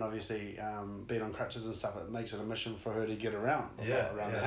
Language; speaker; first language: English; native; English